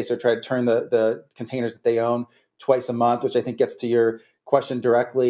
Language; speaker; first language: English; native; English